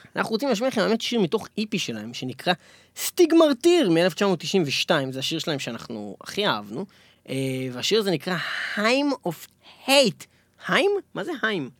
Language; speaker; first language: Hebrew; native; Hebrew